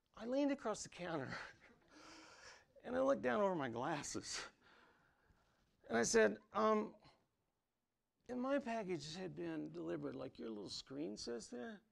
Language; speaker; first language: English; native; English